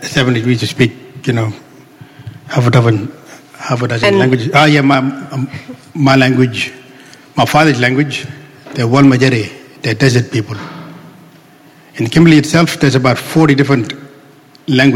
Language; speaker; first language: English; non-native, local second language; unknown